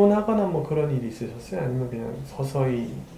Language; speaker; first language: Korean; native; Korean